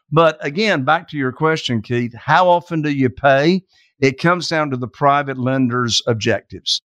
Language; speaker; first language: English; native; English